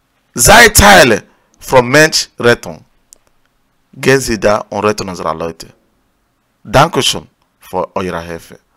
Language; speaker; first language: German; non-native, learner; Igbo